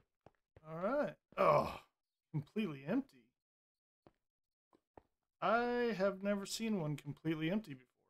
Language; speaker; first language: English; native; English